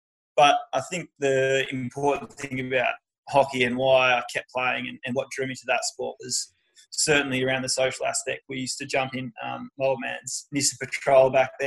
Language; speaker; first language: English; native; English